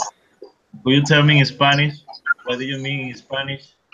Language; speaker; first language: English; non-native, fluent; Spanish